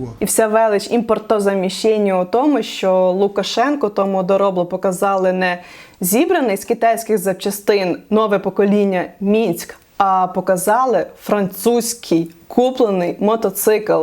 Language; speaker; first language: Ukrainian; native; Ukrainian